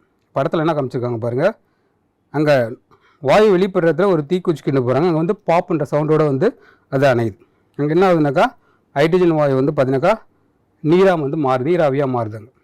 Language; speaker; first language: Tamil; native; Tamil